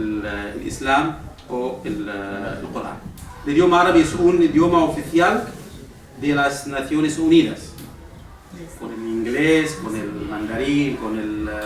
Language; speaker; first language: Spanish; non-native, fluent; Arabic